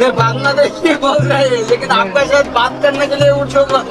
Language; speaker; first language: Hindi; non-native, learner; Bangla